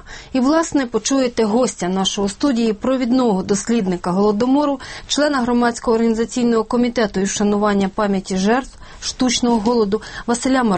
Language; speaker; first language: Ukrainian; native; Ukrainian